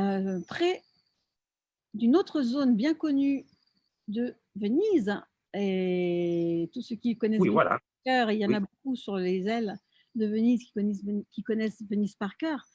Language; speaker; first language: French; native; French